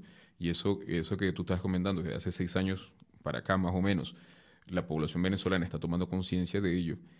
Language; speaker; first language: Spanish; native; Spanish